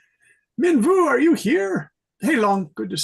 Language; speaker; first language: English; native; English